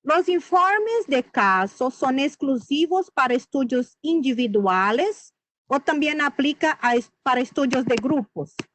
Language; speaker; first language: Spanish; non-native, fluent; Portuguese